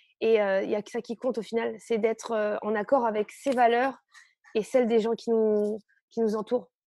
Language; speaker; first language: French; native; French